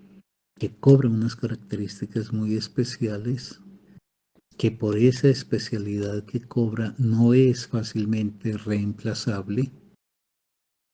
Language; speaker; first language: Spanish; native; Spanish